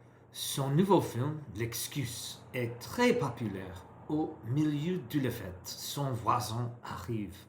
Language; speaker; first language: French; non-native, learner; English